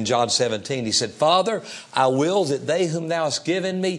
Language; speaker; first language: English; native; English